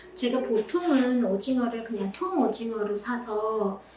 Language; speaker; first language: Korean; native; Korean